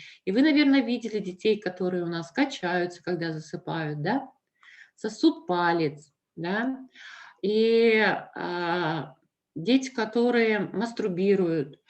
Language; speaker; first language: Russian; native; Russian